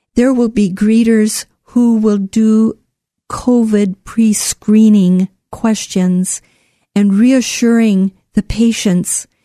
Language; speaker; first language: English; native; English